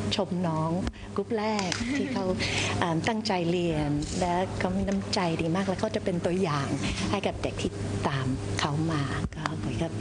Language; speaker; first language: Thai; early bilingual, heritage; Thai